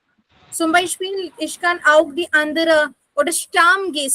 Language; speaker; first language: German; non-native, fluent; Hindi